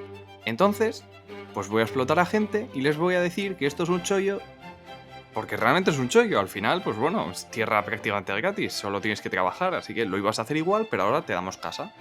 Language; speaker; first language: Spanish; native; Spanish